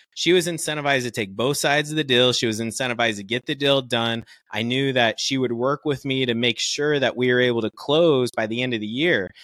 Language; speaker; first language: English; native; English